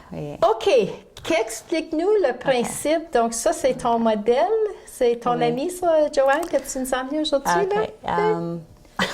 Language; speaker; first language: French; native; French